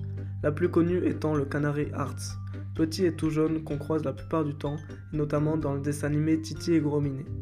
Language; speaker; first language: French; native; French